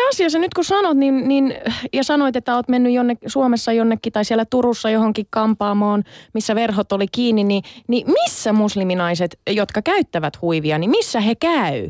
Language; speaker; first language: Finnish; early bilingual, other home language; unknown